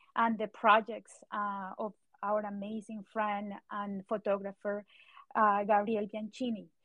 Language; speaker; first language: English; non-native, fluent; Spanish